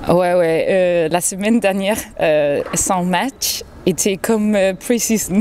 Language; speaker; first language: French; non-native, learner; Danish